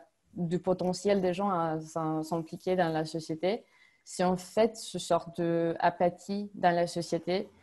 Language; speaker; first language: French; non-native, fluent; Romanian